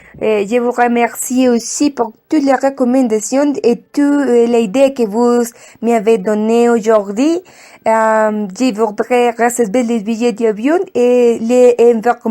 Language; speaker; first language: French; non-native, learner; Spanish